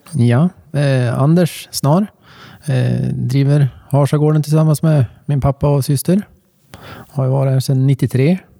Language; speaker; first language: Swedish; native; Swedish